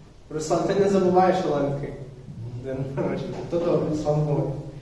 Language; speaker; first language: Ukrainian; non-native, fluent; English